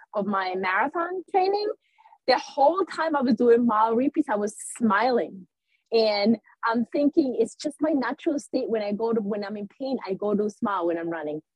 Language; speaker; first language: English; early bilingual, other home language; Spanish